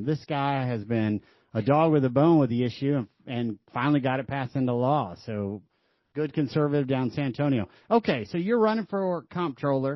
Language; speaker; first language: English; native; English